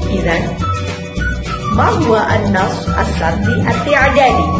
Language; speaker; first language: Arabic; non-native, fluent; Indonesian